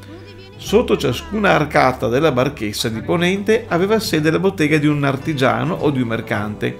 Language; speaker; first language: Italian; native; Italian